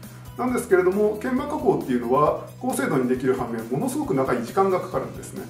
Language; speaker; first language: Japanese; native; Japanese